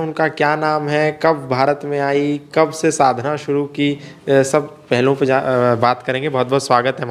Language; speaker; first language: Hindi; native; Hindi